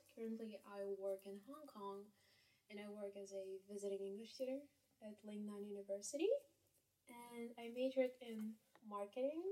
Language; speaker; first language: English; non-native, fluent; Kazakh